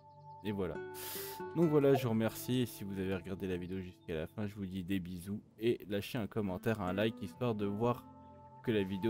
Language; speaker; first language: French; native; French